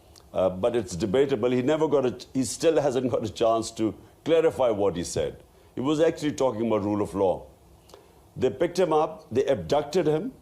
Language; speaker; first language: English; non-native, local second language; Urdu